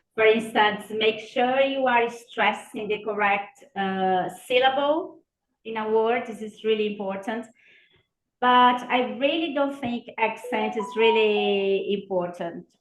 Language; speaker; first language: English; non-native, fluent; Portuguese